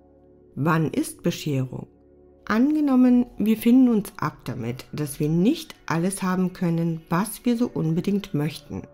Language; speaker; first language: German; native; German